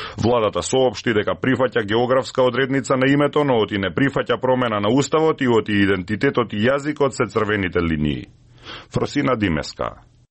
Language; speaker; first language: Macedonian; native; Macedonian